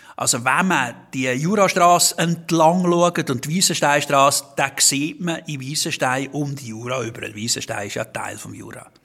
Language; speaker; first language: German; native; German